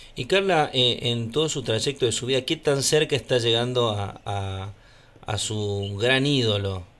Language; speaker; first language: Spanish; native; Spanish